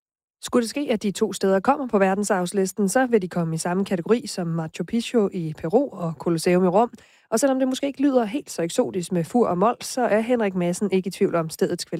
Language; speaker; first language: Danish; native; Danish